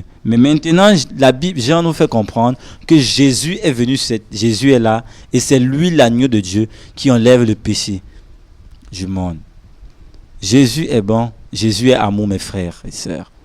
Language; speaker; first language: French; non-native, local second language; Lingala